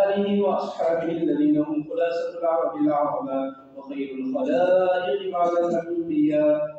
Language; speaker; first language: Arabic; non-native, fluent; Urdu